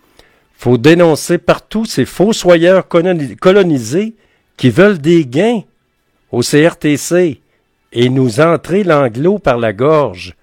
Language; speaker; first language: French; native; French